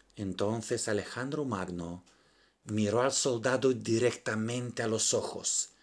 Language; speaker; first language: Spanish; non-native, fluent; Romanian